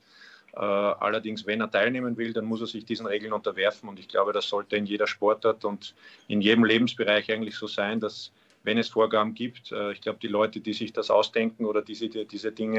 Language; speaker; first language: German; native; German